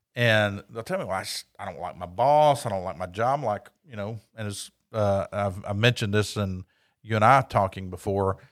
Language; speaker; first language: English; native; English